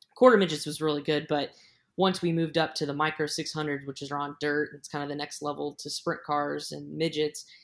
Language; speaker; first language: English; native; English